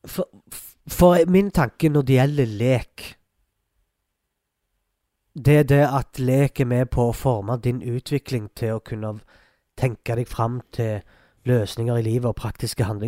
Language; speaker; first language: Norwegian; early bilingual, other home language; Arabic